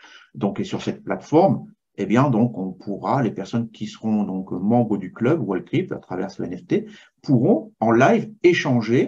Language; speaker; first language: French; native; French